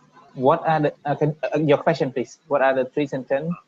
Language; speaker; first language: English; non-native, learner; Vietnamese